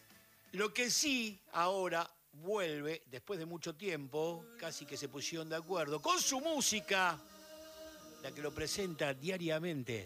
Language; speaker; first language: Spanish; native; Spanish